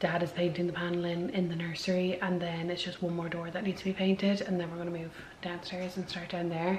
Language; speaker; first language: English; native; English